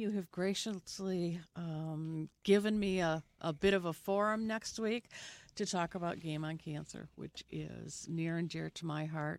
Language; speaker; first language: English; native; English